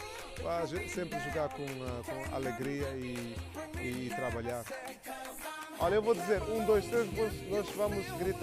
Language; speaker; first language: Portuguese; non-native, learner; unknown